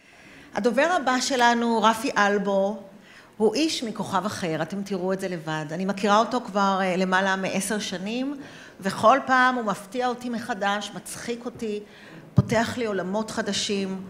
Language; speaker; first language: Hebrew; native; Hebrew